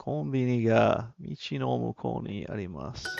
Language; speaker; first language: Japanese; non-native, learner; English